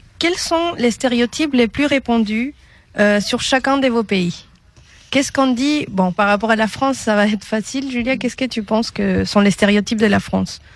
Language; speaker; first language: French; non-native, fluent; Spanish